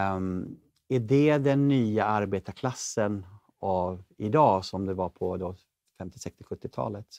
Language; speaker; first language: Swedish; native; Swedish